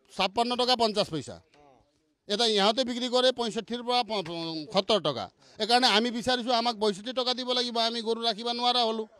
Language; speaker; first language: Assamese; non-native, local second language; Nepali